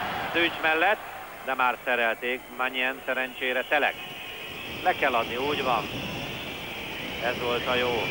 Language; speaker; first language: Hungarian; native; Hungarian